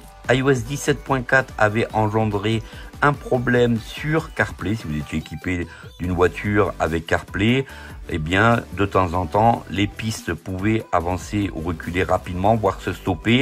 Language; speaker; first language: French; native; French